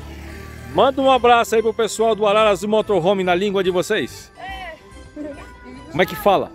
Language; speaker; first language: Portuguese; native; Portuguese